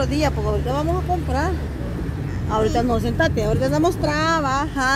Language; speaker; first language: Spanish; native; Spanish